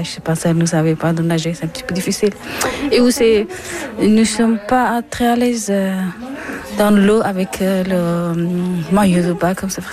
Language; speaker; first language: French; non-native, learner; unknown